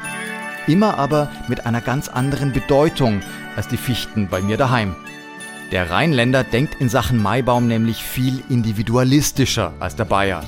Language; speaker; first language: German; native; German